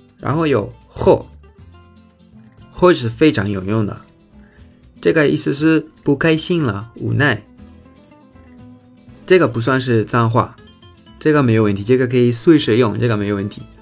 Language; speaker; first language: Chinese; non-native, fluent; Spanish